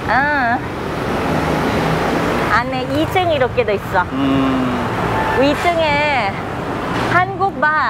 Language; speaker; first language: Korean; non-native, fluent; Thai